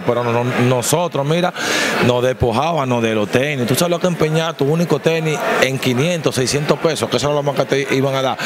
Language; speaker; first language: Spanish; native; Spanish